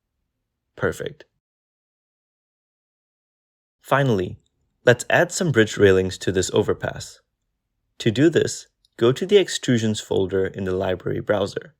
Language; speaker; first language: English; native; English